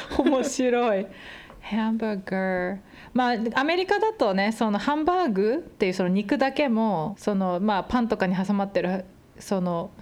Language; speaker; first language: Japanese; early bilingual, heritage; Japanese